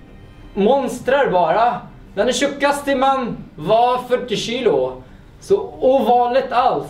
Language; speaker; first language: Swedish; non-native, fluent; Arabic